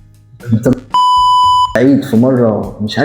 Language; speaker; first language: Arabic; native; Arabic